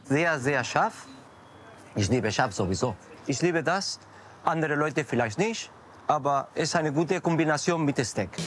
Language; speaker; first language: German; non-native, learner; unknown